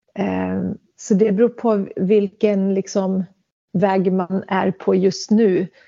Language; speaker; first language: Swedish; early bilingual, other home language; Central Kurdish